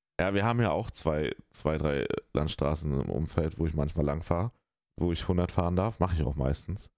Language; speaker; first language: German; native; German